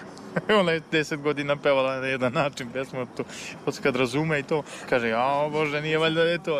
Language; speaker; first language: Serbian; native; Serbian